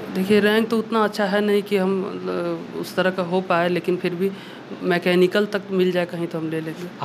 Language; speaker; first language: Hindi; native; Hindi